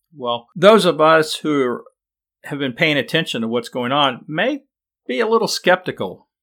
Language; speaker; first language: English; native; English